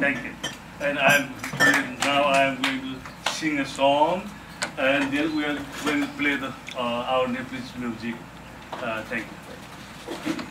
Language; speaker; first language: English; non-native, learner; Nepali